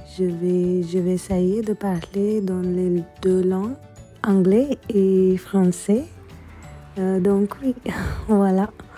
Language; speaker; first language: French; non-native, learner; Hindi